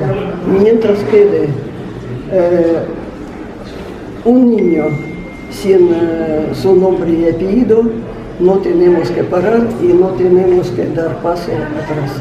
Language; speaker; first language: Spanish; non-native, fluent; Russian